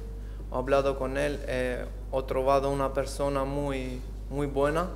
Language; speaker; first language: Spanish; non-native, learner; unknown